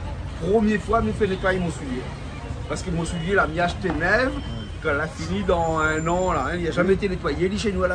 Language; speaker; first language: French; native; French